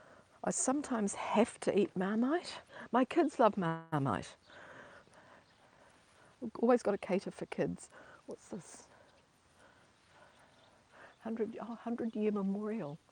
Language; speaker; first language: English; native; English